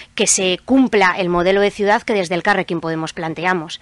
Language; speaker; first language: Spanish; native; Spanish